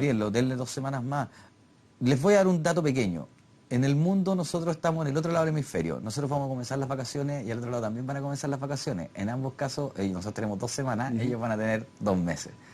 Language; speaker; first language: Spanish; native; Spanish